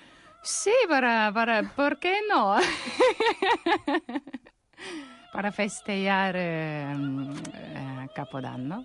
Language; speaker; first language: Spanish; non-native, learner; Russian